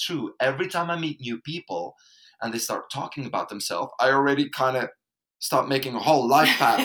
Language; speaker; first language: English; non-native, fluent; Dutch